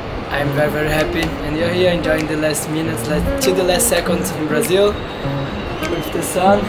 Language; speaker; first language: English; non-native, fluent; Portuguese